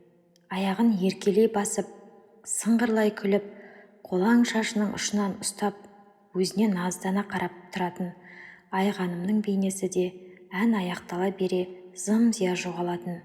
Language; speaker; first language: Kazakh; native; Kazakh